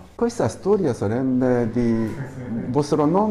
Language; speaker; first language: Italian; non-native, learner; Japanese